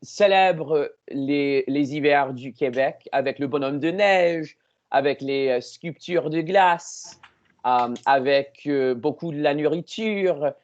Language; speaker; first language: French; non-native, learner; English